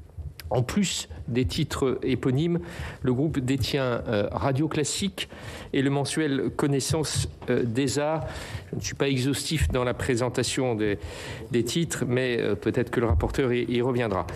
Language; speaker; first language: French; native; French